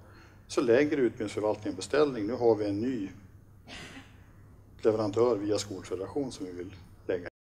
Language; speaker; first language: Swedish; native; Swedish